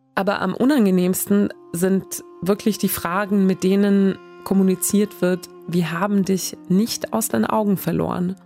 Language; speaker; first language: German; early bilingual, other home language; Swedish